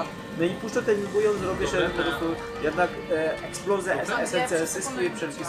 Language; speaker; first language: Polish; non-native, fluent; Chinese